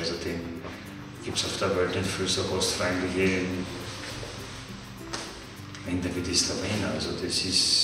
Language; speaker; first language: German; non-native, fluent; Slovenian